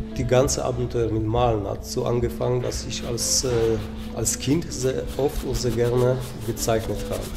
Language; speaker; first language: German; non-native, fluent; Polish